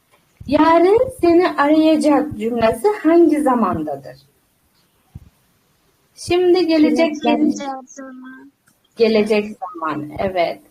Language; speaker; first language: Turkish; non-native, fluent; Uzbek